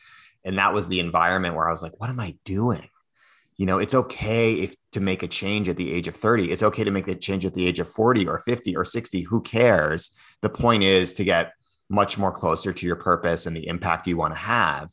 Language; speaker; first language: English; native; English